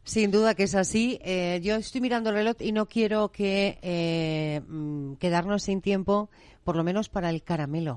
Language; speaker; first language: Spanish; native; Spanish